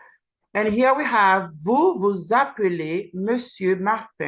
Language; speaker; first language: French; non-native, learner; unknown